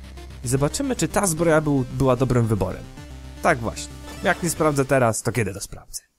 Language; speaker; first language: Polish; native; Polish